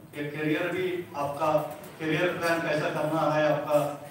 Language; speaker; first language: Hindi; non-native, local second language; Telugu